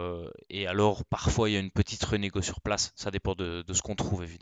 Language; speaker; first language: French; native; French